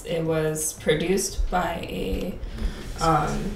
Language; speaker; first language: English; non-native, fluent; Japanese